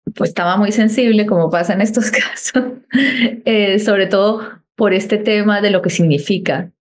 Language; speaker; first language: Spanish; native; Spanish